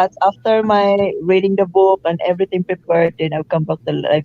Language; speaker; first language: English; non-native, local second language; Filipino